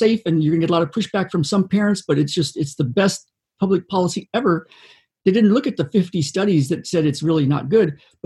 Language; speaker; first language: English; native; English